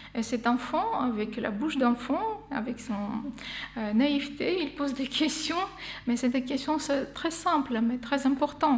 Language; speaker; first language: French; non-native, fluent; Armenian